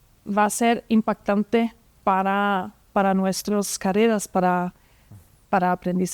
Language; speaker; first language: Spanish; non-native, fluent; German